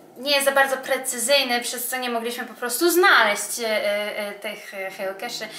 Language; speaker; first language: Polish; early bilingual, heritage; Polish